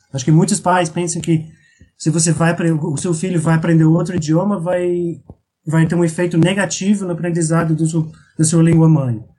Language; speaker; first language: Portuguese; non-native, fluent; English